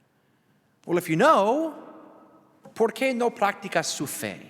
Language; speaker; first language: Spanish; non-native, learner; English